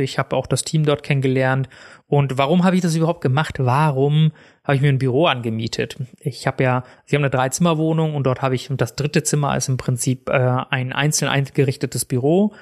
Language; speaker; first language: German; native; German